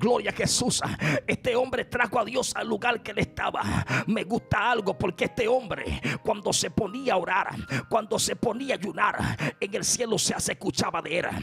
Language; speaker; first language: Spanish; native; Spanish